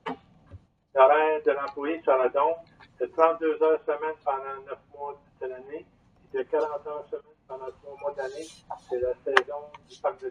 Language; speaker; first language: French; native; French